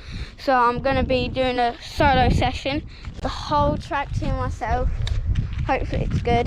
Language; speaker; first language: English; native; English